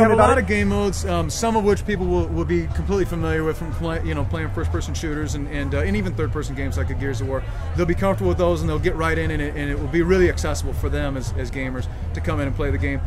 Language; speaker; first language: English; native; English